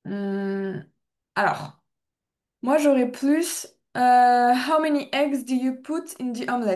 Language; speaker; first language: English; non-native, fluent; French